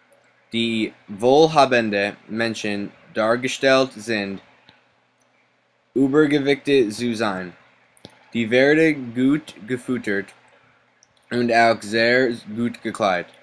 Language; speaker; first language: German; non-native, learner; English